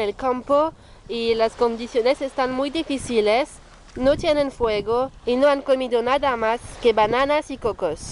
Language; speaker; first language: Spanish; non-native, learner; French